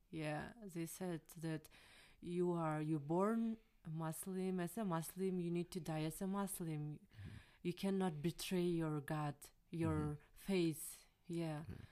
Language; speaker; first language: English; non-native, fluent; Kyrgyz